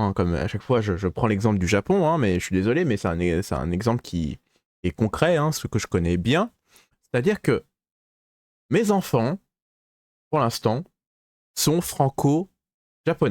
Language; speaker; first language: French; native; French